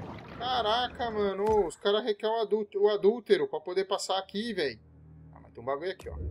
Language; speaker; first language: Portuguese; native; Portuguese